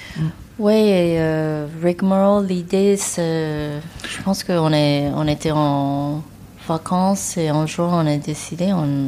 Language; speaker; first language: French; non-native, fluent; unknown